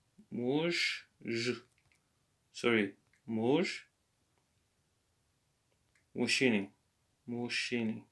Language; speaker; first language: Russian; non-native, learner; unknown